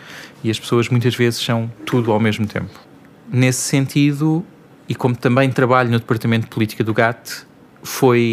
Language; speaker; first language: Portuguese; native; Portuguese